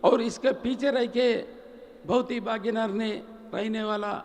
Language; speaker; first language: Hindi; non-native, local second language; Telugu